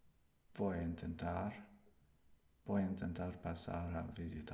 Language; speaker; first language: Spanish; non-native, learner; English